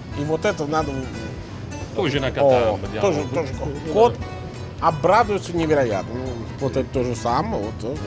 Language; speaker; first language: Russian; non-native, fluent; Italian